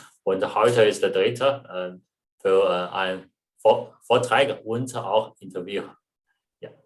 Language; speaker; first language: German; non-native, learner; Chinese